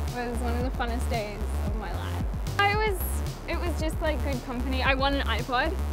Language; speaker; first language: English; native; English